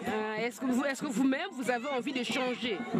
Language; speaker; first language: French; non-native, local second language; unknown